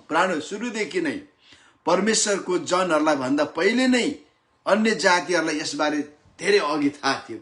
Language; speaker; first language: Nepali; non-native, local second language; Limbu